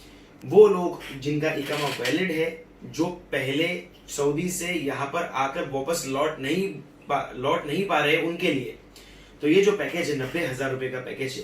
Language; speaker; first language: Hindi; native; Hindi